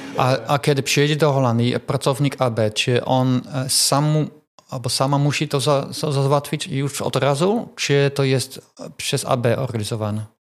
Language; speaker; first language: Polish; non-native, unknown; Dutch